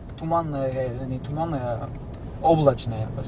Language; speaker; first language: Russian; non-native, local second language; Tajik